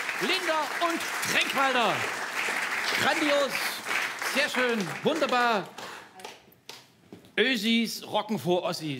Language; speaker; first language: German; native; German